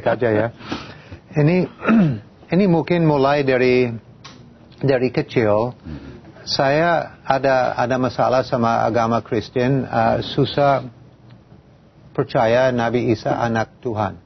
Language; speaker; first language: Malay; non-native, fluent; English